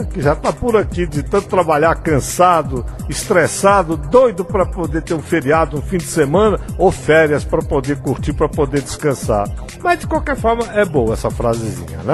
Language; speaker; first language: Portuguese; native; Portuguese